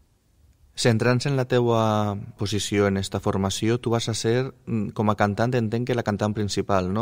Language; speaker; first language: Catalan; native; Catalan